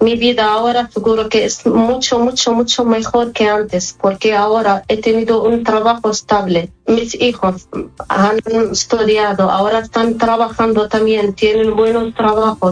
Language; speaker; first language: Spanish; non-native, fluent; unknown